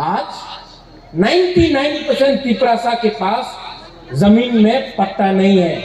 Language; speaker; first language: Hindi; non-native, local second language; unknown